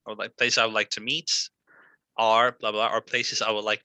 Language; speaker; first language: English; non-native, fluent; Spanish